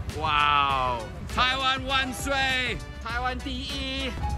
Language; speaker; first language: Chinese; non-native, fluent; English